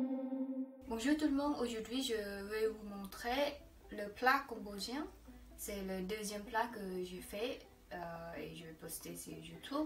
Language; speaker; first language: French; non-native, learner; Khmer